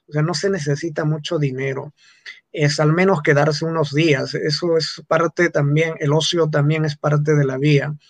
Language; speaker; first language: Spanish; non-native, local second language; Quechua